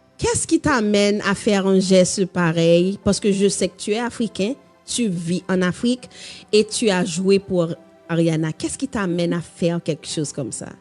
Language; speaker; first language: French; non-native, local second language; Haitian Creole